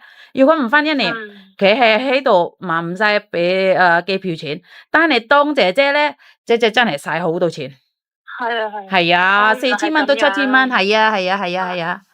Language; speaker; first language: Cantonese; non-native, fluent; Indonesian